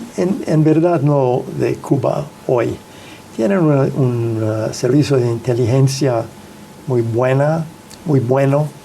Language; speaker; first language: Spanish; non-native, fluent; English